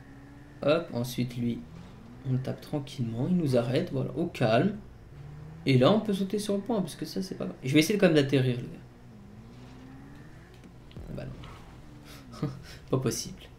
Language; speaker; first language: French; native; French